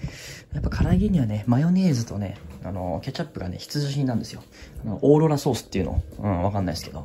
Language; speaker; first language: Japanese; native; Japanese